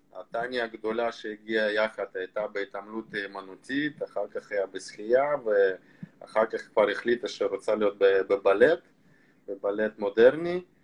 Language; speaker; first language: Hebrew; non-native, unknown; Russian